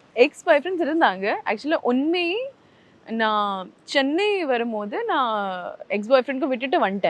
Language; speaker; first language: Tamil; non-native, local second language; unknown